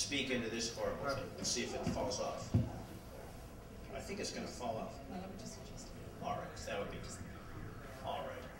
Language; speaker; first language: English; native; English